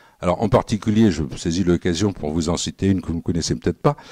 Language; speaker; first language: French; native; French